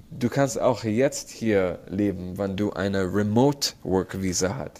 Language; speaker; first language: German; non-native, learner; Arabic